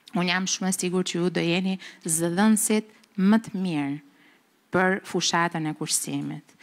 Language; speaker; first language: Albanian; native; Albanian